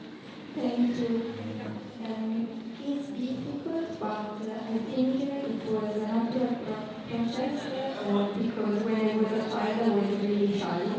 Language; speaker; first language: English; non-native, learner; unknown